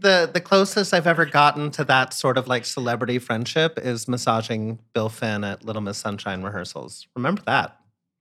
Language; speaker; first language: English; native; English